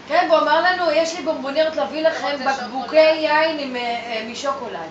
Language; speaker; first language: Hebrew; native; Hebrew